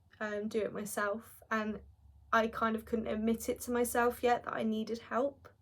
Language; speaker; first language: English; native; English